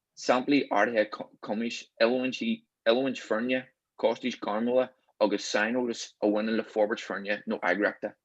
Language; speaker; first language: Irish; native; Irish